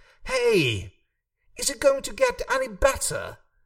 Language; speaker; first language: English; non-native, fluent; Hungarian